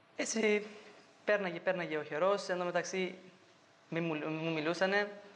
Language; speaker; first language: Greek; non-native, fluent; Albanian